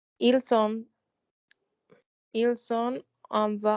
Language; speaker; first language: French; non-native, learner; Spanish